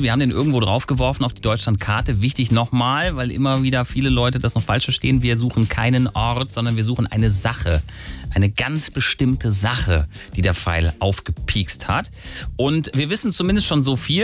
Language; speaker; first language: German; native; German